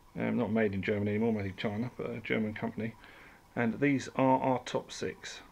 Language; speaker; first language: English; native; English